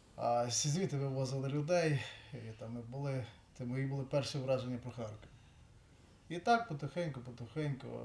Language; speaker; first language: Ukrainian; native; Ukrainian